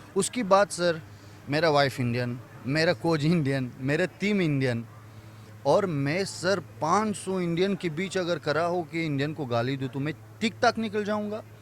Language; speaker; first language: Hindi; non-native, fluent; Persian